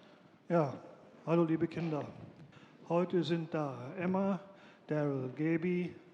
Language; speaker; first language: German; native; German